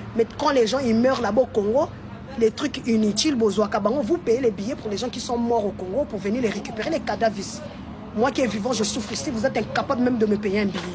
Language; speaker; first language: French; non-native, local second language; Lingala